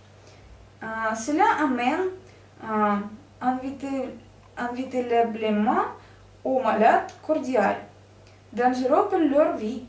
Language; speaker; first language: French; non-native, learner; Russian